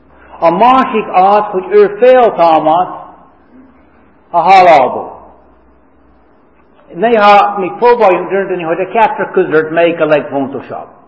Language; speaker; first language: Hungarian; non-native, fluent; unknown